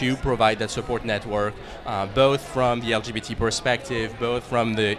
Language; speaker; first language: English; non-native, fluent; French